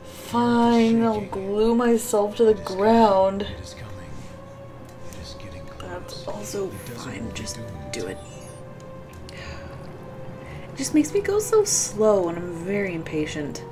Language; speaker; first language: English; native; English